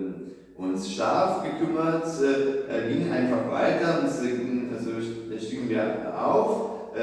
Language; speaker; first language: German; non-native, fluent; Italian